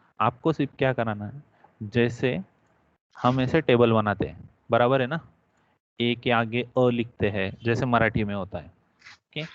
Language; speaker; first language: Hindi; non-native, local second language; Marathi